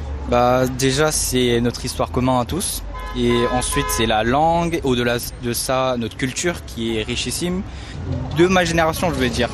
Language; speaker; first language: French; early bilingual, other home language; Tibetan